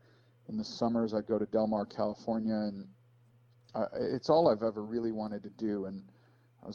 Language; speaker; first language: English; native; English